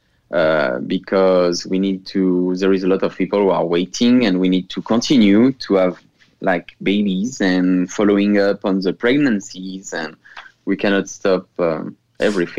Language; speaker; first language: English; non-native, fluent; French